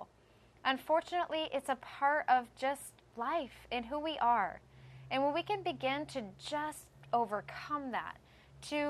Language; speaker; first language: English; native; English